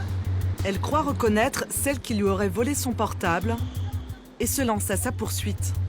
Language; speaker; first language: French; native; French